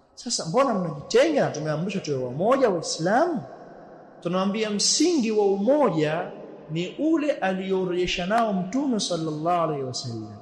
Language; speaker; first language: Swahili; native; Swahili